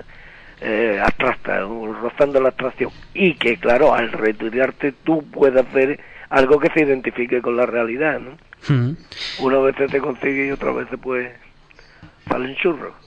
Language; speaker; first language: Spanish; native; Spanish